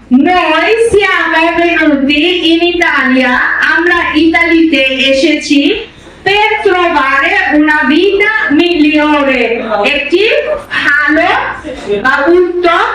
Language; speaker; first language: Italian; non-native, fluent; Bangla